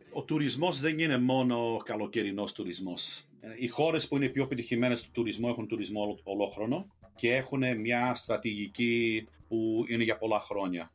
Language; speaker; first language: Greek; early bilingual, heritage; Greek